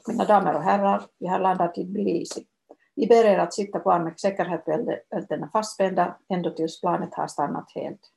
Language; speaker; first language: Swedish; non-native, local second language; Finnish